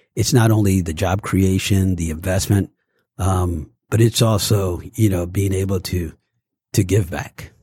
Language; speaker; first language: English; early bilingual, other home language; Spanish